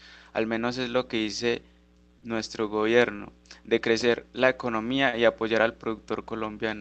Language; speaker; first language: Spanish; native; Spanish